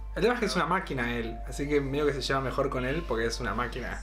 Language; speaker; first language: Spanish; native; Spanish